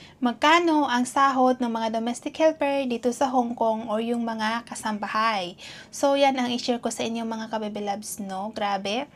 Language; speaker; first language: Filipino; non-native, local second language; Cebuano